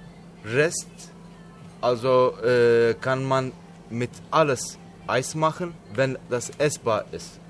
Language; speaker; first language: German; non-native, fluent; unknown